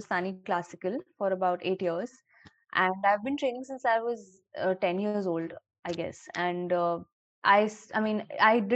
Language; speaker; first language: English; non-native, local second language; Hindi